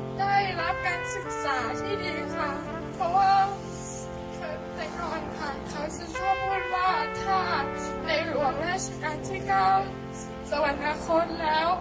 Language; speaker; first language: Thai; non-native, local second language; Hmong